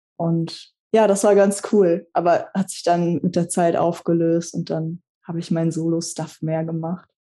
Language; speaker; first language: German; early bilingual, other home language; Russian